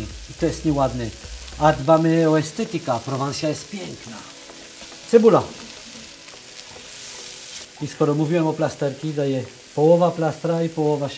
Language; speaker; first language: Polish; non-native, learner; French